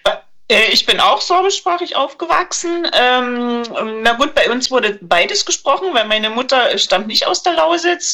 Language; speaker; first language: German; native; German